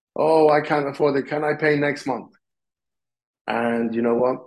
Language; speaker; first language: English; non-native, fluent; Italian